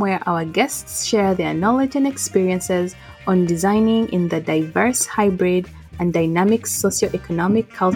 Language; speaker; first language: English; non-native, local second language; Luo (Kenya and Tanzania)